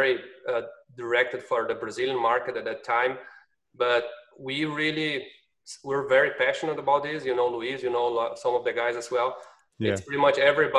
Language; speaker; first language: English; non-native, fluent; Portuguese